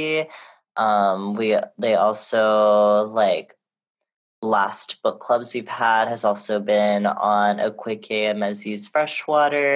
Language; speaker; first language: English; native; English